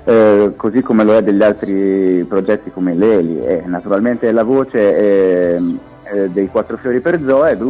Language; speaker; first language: Italian; native; Italian